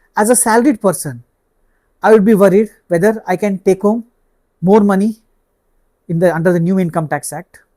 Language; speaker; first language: English; non-native, local second language; Kannada